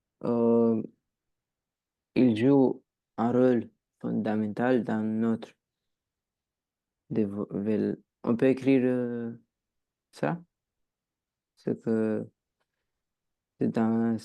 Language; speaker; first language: French; non-native, learner; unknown